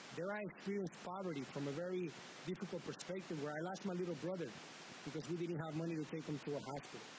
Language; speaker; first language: English; early bilingual, other home language; Spanish